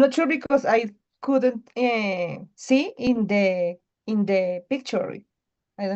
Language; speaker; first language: English; non-native, learner; Spanish